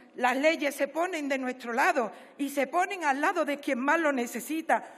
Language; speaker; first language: Spanish; native; Spanish